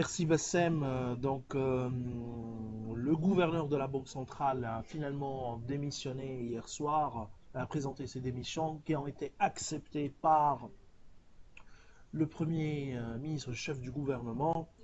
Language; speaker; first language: French; non-native, local second language; Arabic